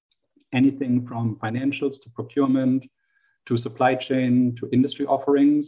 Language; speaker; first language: English; non-native, fluent; German